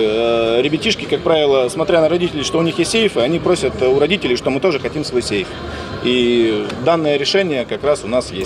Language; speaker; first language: Russian; native; Russian